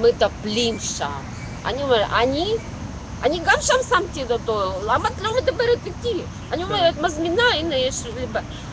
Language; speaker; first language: Hebrew; non-native, local second language; Russian